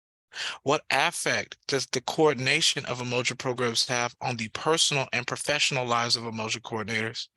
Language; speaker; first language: English; native; English